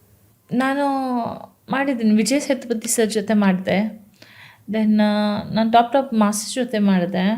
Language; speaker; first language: Kannada; non-native, local second language; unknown